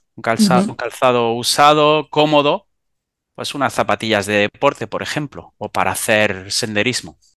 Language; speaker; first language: Spanish; native; Spanish